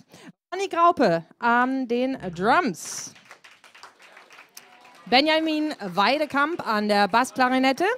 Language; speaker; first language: German; native; German